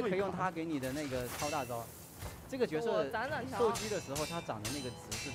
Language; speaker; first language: Chinese; native; Chinese